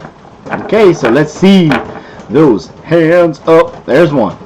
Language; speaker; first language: English; native; English